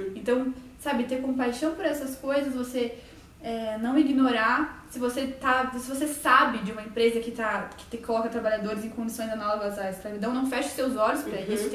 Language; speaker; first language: Portuguese; native; Portuguese